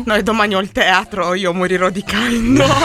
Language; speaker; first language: Italian; native; Italian